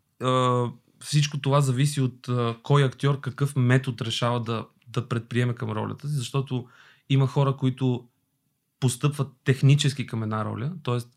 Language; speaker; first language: Bulgarian; early bilingual, other home language; Albanian